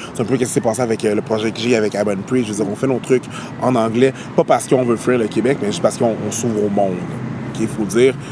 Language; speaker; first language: French; native; French